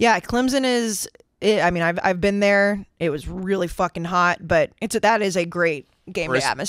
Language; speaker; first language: English; native; English